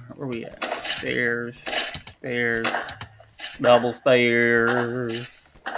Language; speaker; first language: English; native; English